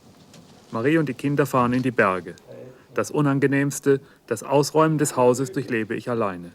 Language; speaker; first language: German; native; German